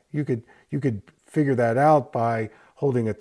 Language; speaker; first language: English; native; English